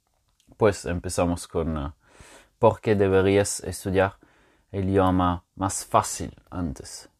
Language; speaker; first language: Spanish; non-native, fluent; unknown